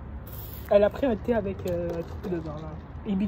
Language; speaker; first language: French; native; French